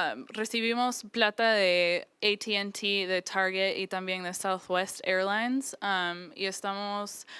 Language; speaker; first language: Spanish; early bilingual, heritage; English